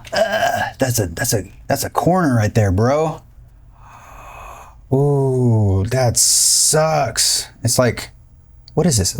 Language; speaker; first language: English; native; English